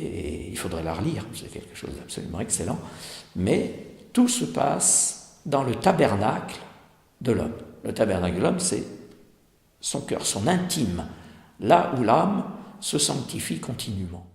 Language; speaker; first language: French; native; French